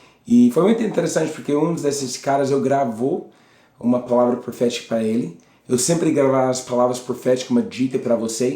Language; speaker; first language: Portuguese; non-native, learner; English